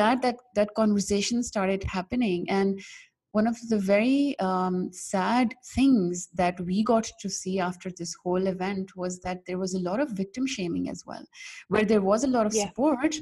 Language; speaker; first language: English; non-native, local second language; Urdu